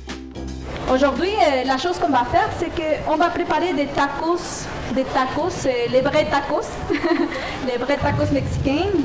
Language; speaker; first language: French; non-native, fluent; Spanish